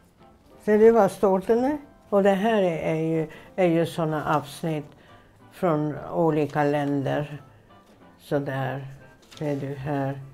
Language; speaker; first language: Swedish; non-native, fluent; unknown